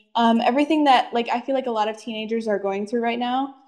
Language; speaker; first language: English; native; English